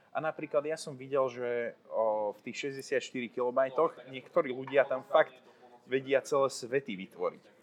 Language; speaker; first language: Slovak; non-native, local second language; Hungarian